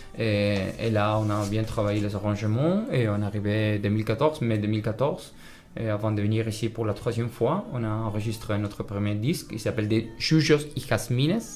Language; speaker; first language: French; non-native, fluent; Spanish